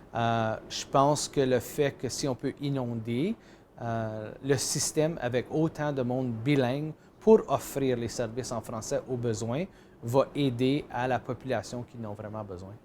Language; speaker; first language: French; native; French